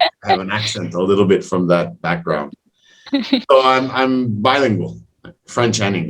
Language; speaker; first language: English; non-native, fluent; French